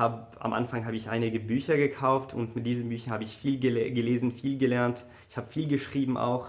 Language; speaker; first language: German; non-native, fluent; English